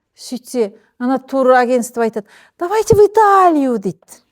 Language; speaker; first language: Russian; non-native, local second language; Kazakh